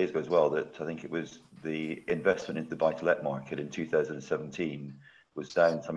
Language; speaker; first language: English; native; English